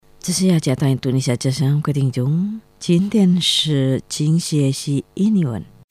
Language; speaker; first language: Chinese; non-native, fluent; Indonesian